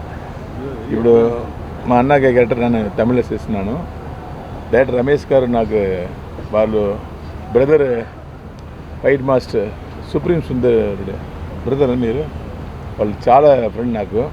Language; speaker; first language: Telugu; non-native, learner; Tamil